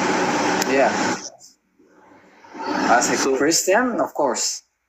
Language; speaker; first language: English; non-native, fluent; Amharic